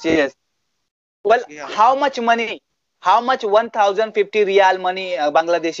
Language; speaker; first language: English; non-native, fluent; Bangla